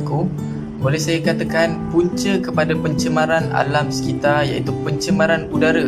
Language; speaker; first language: Malay; native; Malay